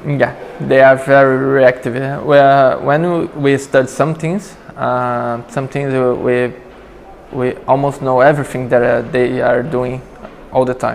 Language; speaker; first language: English; non-native, learner; Portuguese